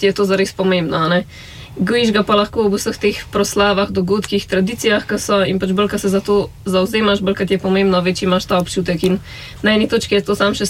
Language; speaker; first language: Slovenian; native; Slovenian